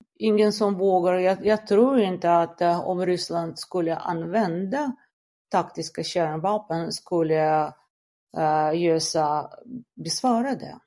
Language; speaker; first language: Swedish; non-native, fluent; Russian